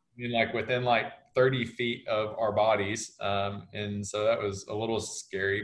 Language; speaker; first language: English; native; English